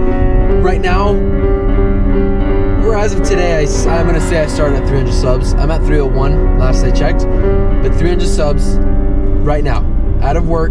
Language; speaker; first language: English; native; English